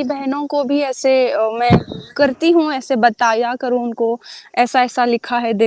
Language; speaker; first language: Hindi; native; Hindi